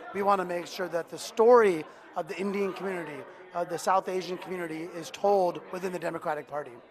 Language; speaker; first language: English; native; English